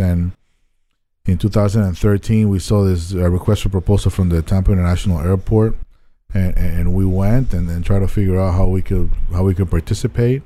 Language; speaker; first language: English; non-native, fluent; Spanish